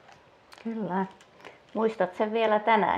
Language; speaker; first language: Finnish; native; Finnish